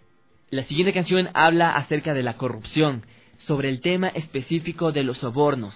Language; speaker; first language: Spanish; native; Spanish